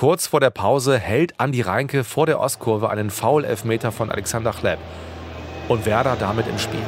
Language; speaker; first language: German; native; German